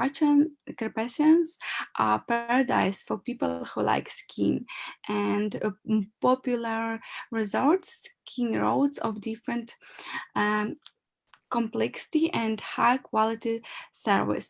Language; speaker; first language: English; non-native, learner; Ukrainian